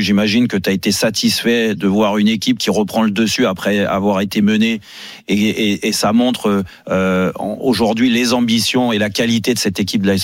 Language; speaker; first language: French; native; French